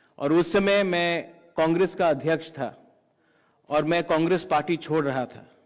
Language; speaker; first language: Hindi; non-native, local second language; Kok Borok